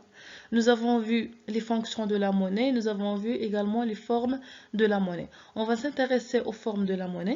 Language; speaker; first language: French; non-native, local second language; Arabic